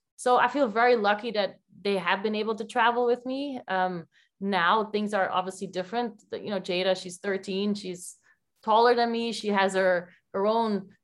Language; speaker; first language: English; non-native, fluent; Dutch